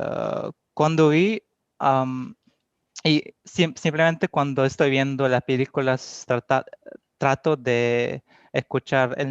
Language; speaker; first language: Spanish; non-native, learner; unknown